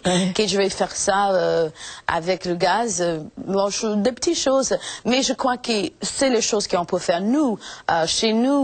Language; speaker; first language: French; non-native, fluent; English